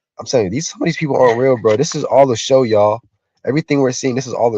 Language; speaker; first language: English; native; English